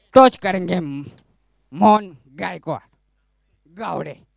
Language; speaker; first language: Hindi; non-native, local second language; Marathi